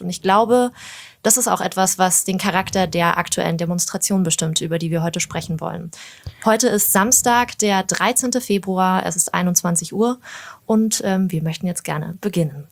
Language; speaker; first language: German; native; German